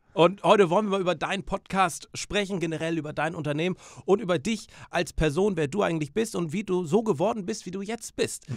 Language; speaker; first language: German; native; German